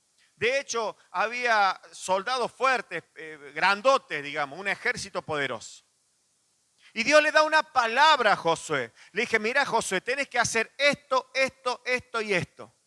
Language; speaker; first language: Spanish; native; Spanish